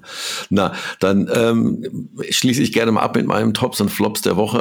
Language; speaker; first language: German; native; German